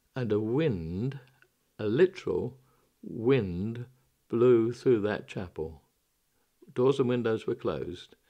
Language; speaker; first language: English; native; English